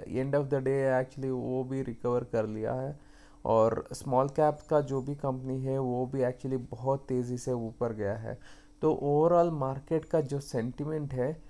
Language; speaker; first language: Hindi; non-native, local second language; Kannada